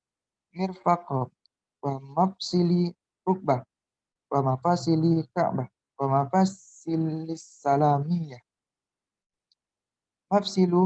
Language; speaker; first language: Arabic; non-native, learner; Indonesian